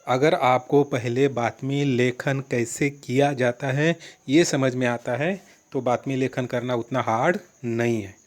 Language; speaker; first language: Hindi; non-native, local second language; Marathi